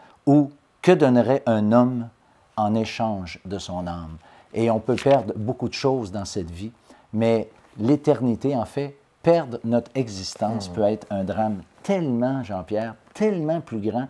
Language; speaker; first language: French; native; French